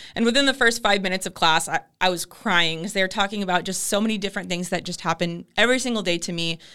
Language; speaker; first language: English; native; English